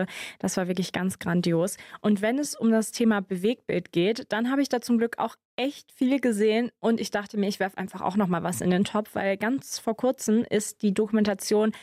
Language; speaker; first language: German; native; German